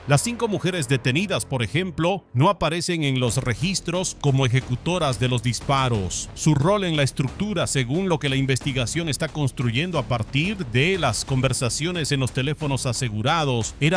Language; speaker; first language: Spanish; native; Spanish